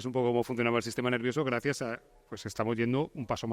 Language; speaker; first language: Spanish; native; Spanish